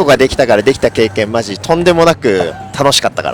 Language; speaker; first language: Japanese; native; Japanese